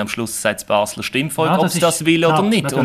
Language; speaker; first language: German; native; German